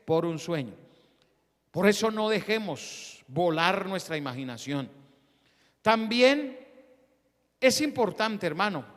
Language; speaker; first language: Spanish; native; Spanish